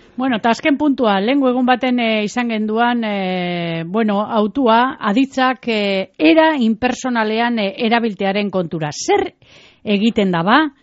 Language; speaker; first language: Basque; native; Basque